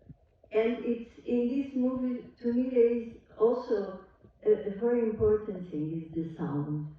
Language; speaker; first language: English; non-native, learner; Portuguese